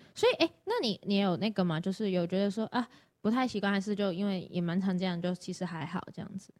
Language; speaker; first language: Chinese; non-native, local second language; Cantonese